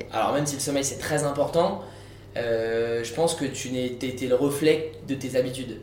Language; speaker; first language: French; native; French